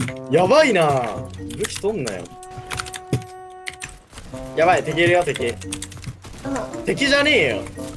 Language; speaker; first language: Japanese; native; Japanese